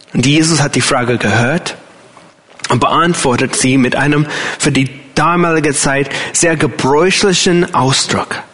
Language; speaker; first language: German; non-native, fluent; English